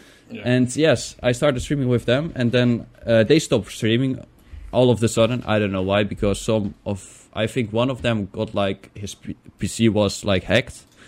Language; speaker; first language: English; non-native, fluent; Dutch